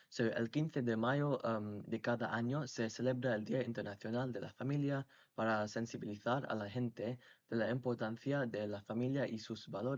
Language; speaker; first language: Spanish; non-native, learner; English